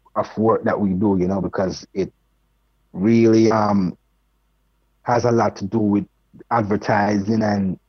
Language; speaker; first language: English; non-native, local second language; Jamaican Creole English